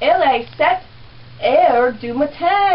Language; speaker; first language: French; non-native, learner; English